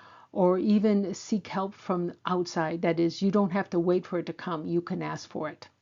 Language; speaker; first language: English; native; English